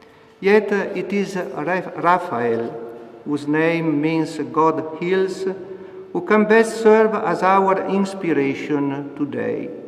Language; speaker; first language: English; non-native, fluent; Italian